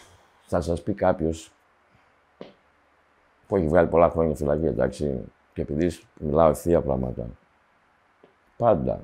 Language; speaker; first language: Greek; early bilingual, heritage; Greek